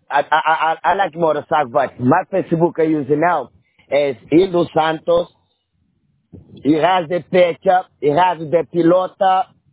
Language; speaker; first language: English; non-native, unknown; Portuguese